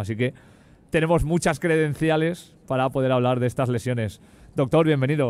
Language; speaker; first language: Spanish; native; Spanish